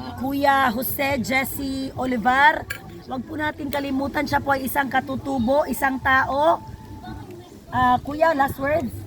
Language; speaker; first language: Filipino; native; Filipino